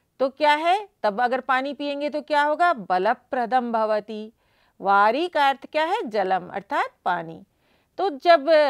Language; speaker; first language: Hindi; native; Hindi